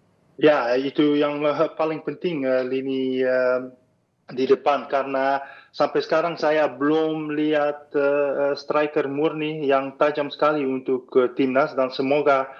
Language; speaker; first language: Indonesian; non-native, fluent; Dutch